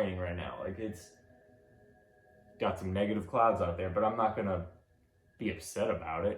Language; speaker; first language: English; native; English